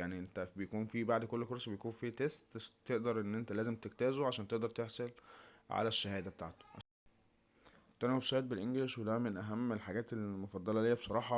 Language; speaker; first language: Arabic; native; Arabic